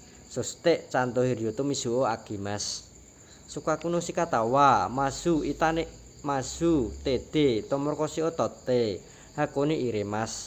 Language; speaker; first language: Japanese; non-native, learner; Indonesian